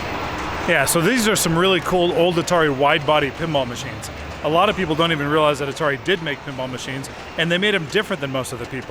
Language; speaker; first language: English; native; English